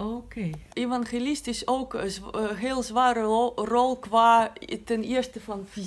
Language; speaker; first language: Dutch; non-native, learner; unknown